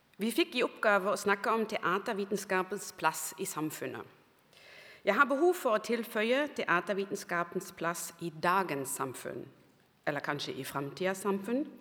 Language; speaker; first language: Norwegian; non-native, fluent; German